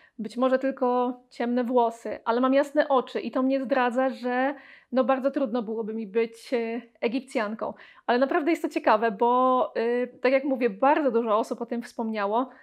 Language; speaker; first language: Polish; native; Polish